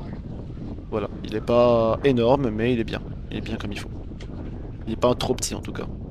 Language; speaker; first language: French; native; French